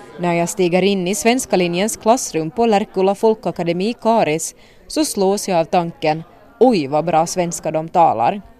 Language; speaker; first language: Swedish; native; Swedish